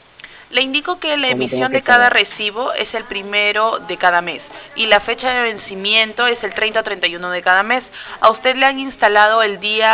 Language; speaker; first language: Spanish; native; Spanish